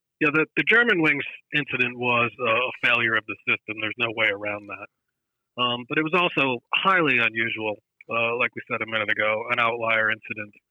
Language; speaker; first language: English; native; English